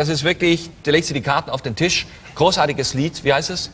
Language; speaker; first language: German; native; German